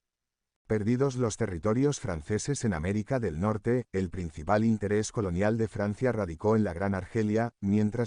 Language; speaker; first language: Spanish; native; Spanish